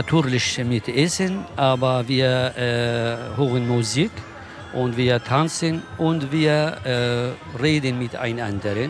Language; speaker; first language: German; non-native, learner; Kurdish